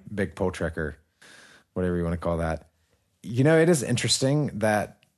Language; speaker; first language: English; native; English